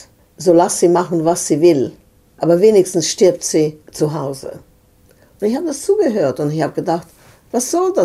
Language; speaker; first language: German; non-native, fluent; Serbian